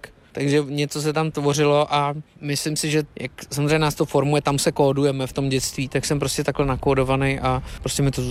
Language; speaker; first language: Czech; native; Czech